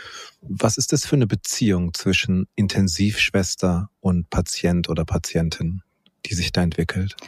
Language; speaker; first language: German; native; German